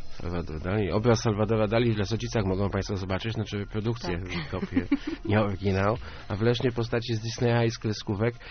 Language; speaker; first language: Polish; native; Polish